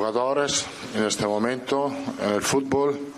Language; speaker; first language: Spanish; non-native, fluent; Italian